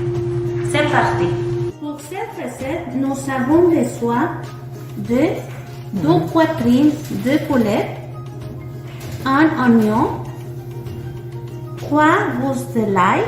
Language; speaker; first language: French; non-native, learner; Spanish